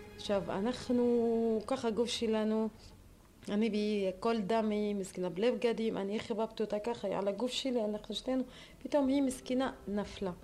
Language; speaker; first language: Hebrew; non-native, learner; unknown